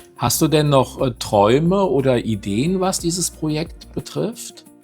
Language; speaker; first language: German; native; German